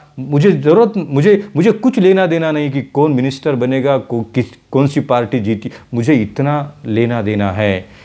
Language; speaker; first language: Hindi; non-native, local second language; Marathi